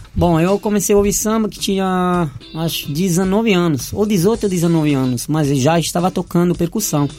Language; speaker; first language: Portuguese; non-native, fluent; Italian